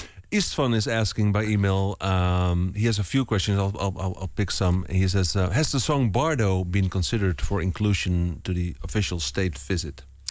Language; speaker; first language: English; non-native, fluent; Dutch